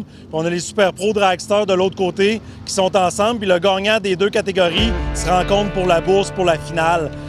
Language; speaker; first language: French; native; French